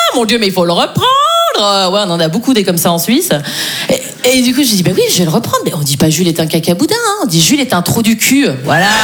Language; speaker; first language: French; native; French